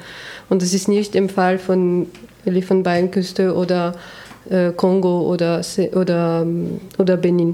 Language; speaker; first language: German; non-native, fluent; French